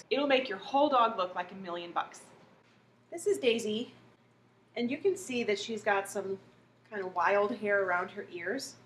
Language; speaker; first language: English; native; English